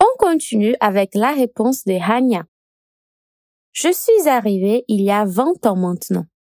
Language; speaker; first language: French; non-native, fluent; Portuguese